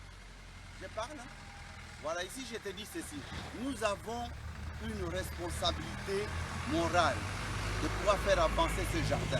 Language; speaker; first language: French; non-native, local second language; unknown